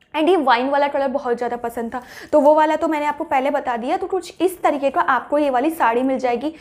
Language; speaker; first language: Hindi; native; Hindi